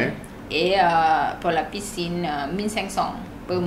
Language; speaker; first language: French; non-native, learner; Thai